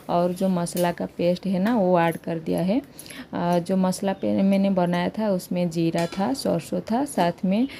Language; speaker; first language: Hindi; native; Hindi